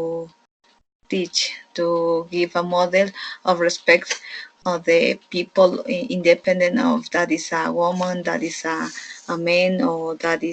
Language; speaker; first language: English; non-native, learner; Spanish